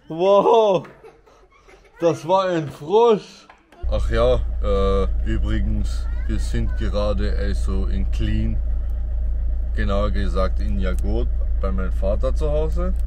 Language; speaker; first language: German; early bilingual, other home language; Albanian